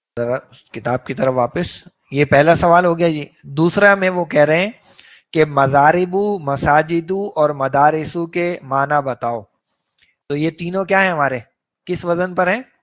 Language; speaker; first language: Urdu; native; Urdu